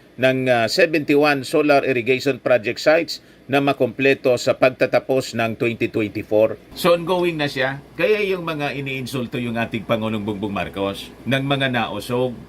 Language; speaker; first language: Filipino; non-native, local second language; Bikol